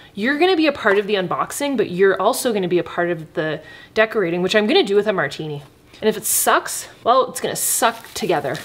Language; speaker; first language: English; native; English